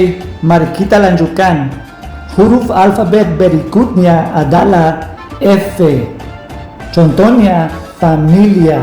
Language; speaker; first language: Indonesian; non-native, learner; Spanish